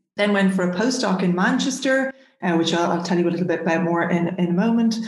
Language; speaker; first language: English; native; English